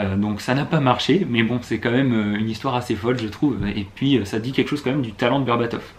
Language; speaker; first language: French; native; French